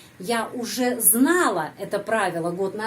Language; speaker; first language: Russian; non-native, fluent; Indonesian